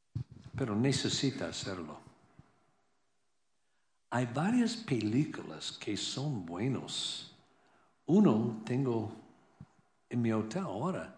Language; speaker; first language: Spanish; non-native, learner; English